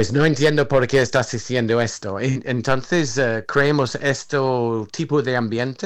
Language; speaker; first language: Spanish; non-native, fluent; English